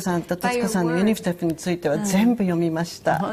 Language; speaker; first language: Japanese; native; Japanese